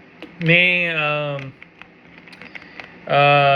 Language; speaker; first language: French; non-native, learner; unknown